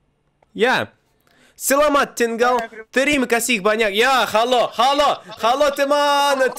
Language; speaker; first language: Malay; non-native, learner; Russian